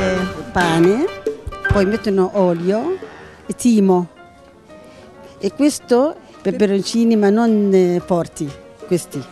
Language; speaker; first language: Italian; non-native, learner; Arabic